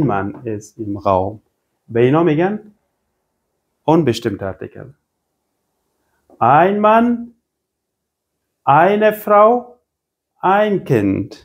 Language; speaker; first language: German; non-native, fluent; Persian